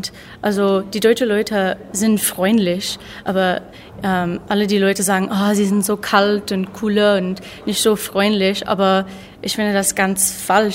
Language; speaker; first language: German; non-native, learner; English